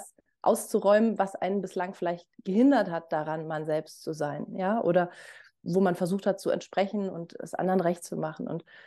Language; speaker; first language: German; native; German